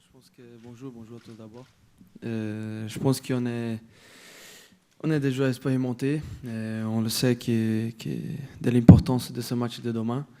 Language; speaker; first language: French; non-native, fluent; Portuguese